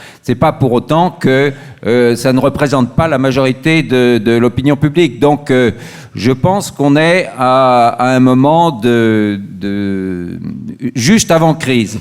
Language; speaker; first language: French; native; French